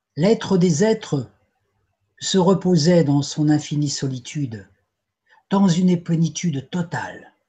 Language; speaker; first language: French; native; French